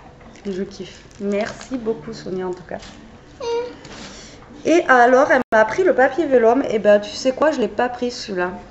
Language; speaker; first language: French; native; French